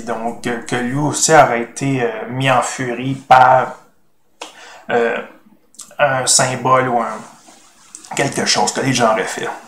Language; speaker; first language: French; native; French